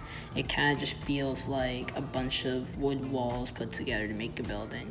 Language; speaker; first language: English; native; English